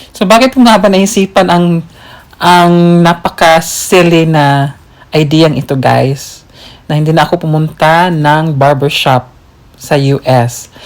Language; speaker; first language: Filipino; native; Filipino